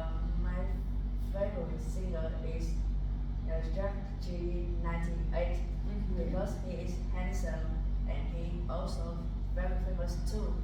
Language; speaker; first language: English; non-native, learner; Vietnamese